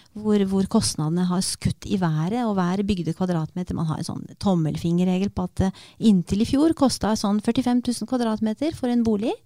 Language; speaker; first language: Norwegian; early bilingual, other home language; Romanian